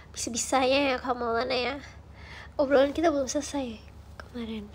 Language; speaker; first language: Indonesian; native; Indonesian